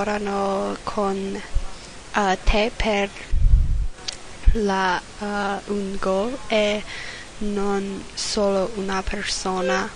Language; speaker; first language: Italian; non-native, learner; English